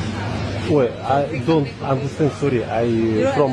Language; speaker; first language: English; non-native, learner; Russian